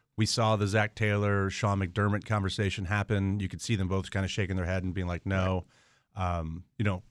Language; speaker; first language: English; native; English